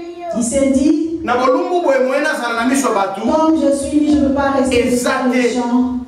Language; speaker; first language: French; non-native, local second language; Lingala